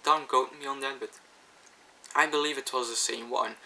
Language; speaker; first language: English; non-native, fluent; Dutch